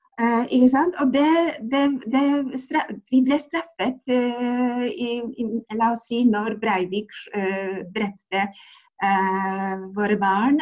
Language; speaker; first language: Norwegian; non-native, fluent; Polish